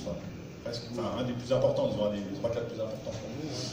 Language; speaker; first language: French; native; French